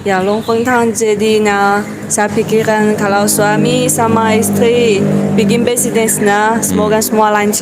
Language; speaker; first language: Indonesian; non-native, learner; Chinese